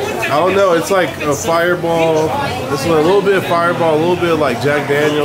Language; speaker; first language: English; native; English